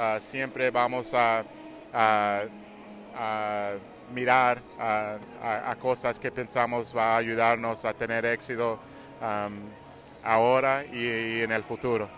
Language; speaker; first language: Spanish; non-native, learner; English